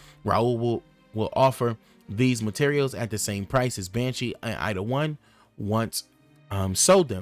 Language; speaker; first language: English; native; English